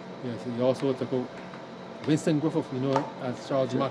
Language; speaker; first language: English; native; English